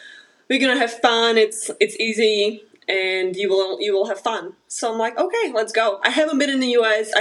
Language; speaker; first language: English; non-native, fluent; Slovak